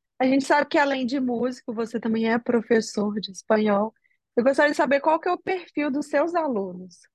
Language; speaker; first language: Portuguese; native; Portuguese